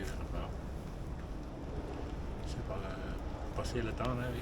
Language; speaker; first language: French; non-native, local second language; Dutch